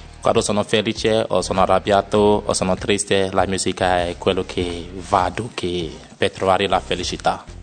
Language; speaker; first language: Italian; non-native, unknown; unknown